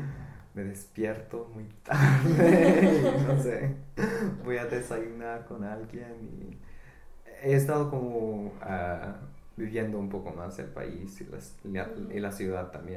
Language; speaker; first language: Spanish; non-native, fluent; English